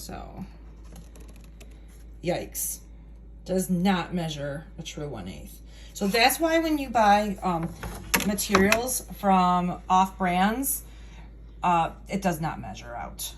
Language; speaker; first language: English; native; English